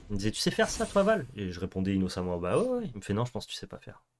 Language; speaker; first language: French; native; French